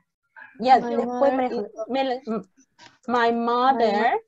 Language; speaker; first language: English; non-native, fluent; Spanish